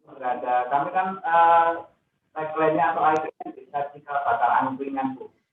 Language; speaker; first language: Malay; non-native, local second language; Javanese